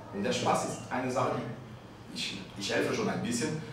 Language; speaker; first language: German; non-native, fluent; French